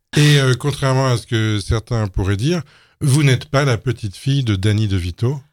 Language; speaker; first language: French; native; French